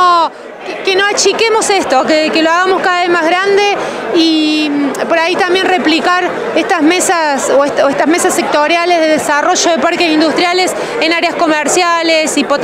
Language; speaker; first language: Spanish; native; Spanish